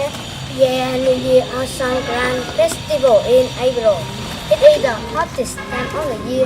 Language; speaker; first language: English; non-native, learner; Vietnamese